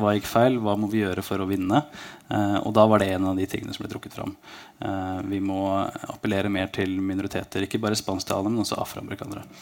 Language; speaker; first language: Norwegian; native; Norwegian